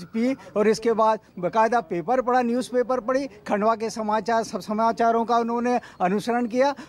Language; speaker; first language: Hindi; native; Hindi